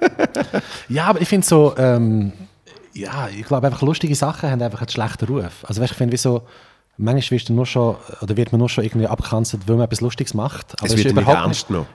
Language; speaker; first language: German; native; German